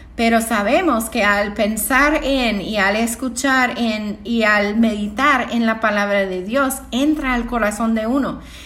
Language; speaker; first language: Spanish; non-native, fluent; English